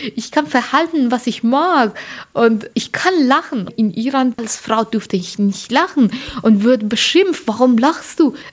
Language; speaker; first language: German; non-native, learner; Persian